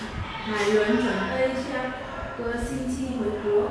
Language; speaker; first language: Chinese; non-native, learner; Vietnamese